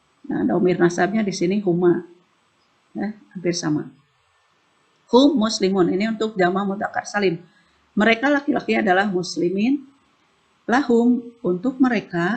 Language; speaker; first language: Indonesian; native; Indonesian